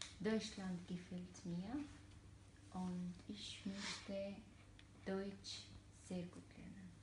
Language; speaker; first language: German; non-native, learner; Arabic